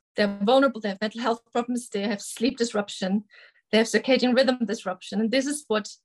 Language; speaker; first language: English; non-native, fluent; German